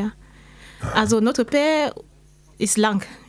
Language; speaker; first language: German; non-native, learner; French